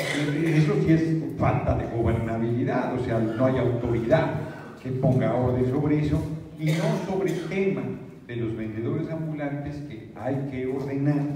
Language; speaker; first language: Spanish; native; Spanish